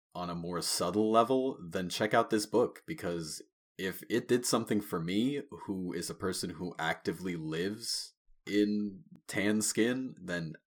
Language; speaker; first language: English; native; English